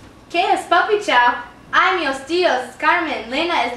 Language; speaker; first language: Spanish; non-native, learner; English